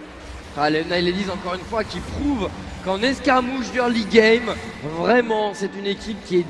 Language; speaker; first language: French; native; French